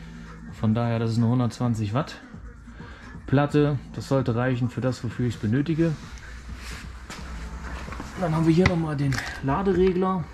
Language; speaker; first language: German; native; German